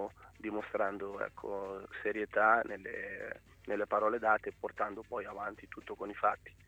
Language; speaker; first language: Italian; native; Italian